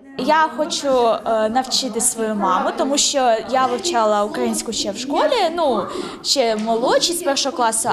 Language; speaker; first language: Ukrainian; non-native, local second language; Russian